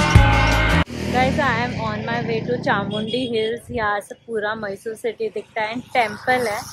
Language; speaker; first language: Hindi; native; Hindi